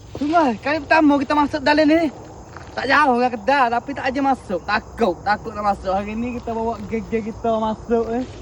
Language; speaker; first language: Malay; native; Malay